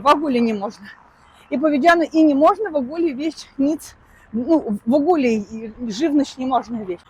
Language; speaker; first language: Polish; non-native, fluent; Russian